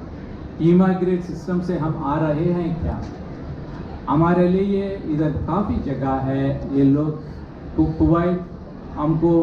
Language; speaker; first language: Hindi; non-native, local second language; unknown